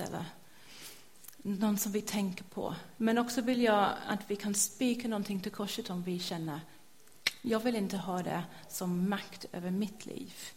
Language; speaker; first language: Swedish; non-native, fluent; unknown